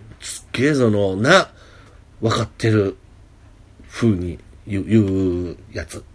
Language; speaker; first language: Japanese; native; Japanese